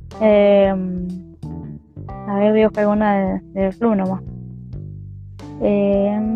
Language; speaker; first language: Spanish; native; Spanish